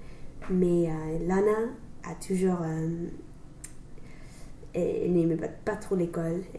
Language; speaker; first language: French; non-native, learner; English